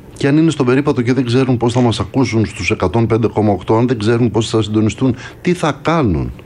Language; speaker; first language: Greek; native; Greek